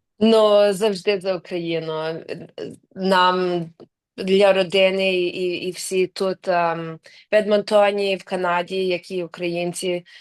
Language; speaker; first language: Ukrainian; early bilingual, heritage; English